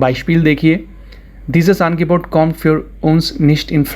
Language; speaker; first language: German; non-native, fluent; Hindi